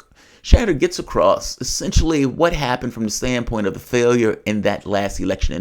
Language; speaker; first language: English; native; English